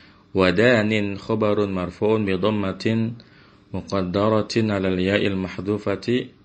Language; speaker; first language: Arabic; non-native, fluent; Indonesian